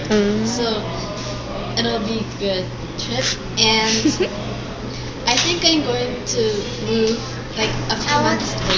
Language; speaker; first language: English; non-native, learner; Korean